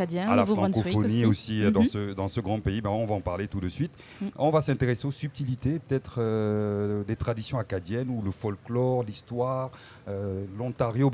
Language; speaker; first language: French; native; French